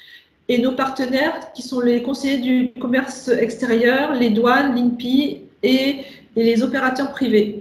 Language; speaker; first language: French; native; French